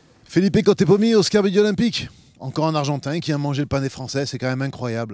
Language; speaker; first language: French; native; French